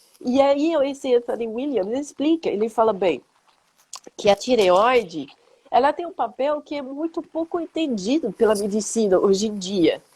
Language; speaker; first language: Portuguese; non-native, fluent; French